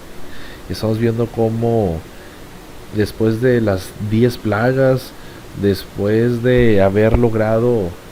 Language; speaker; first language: Spanish; native; Spanish